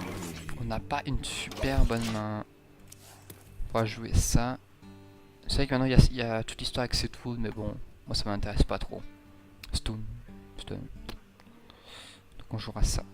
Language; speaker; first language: French; native; French